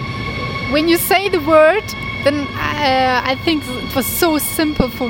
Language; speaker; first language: English; non-native, learner; Turkish